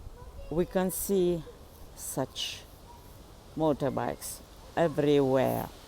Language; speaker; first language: English; non-native, learner; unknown